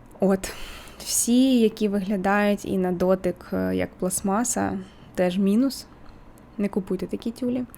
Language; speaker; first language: Ukrainian; native; Ukrainian